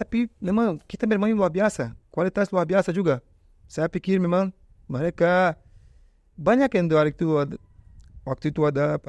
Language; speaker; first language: Indonesian; non-native, fluent; Portuguese